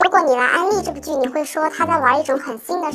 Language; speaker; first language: Chinese; native; Chinese